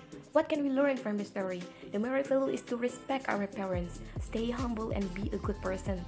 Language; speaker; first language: English; non-native, fluent; Indonesian